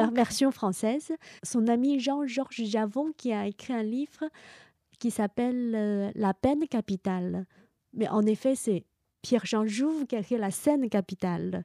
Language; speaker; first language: French; non-native, fluent; Chinese